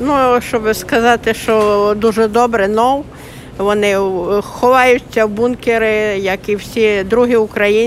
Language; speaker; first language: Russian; non-native, local second language; Ukrainian